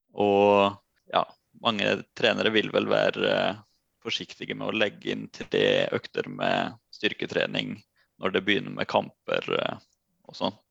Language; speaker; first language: Norwegian; native; Norwegian